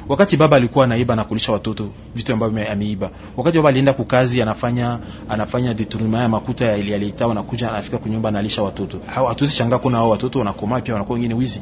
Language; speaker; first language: Swahili; native; Swahili